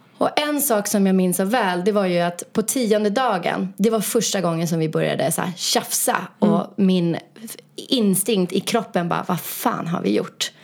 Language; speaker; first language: Swedish; native; Swedish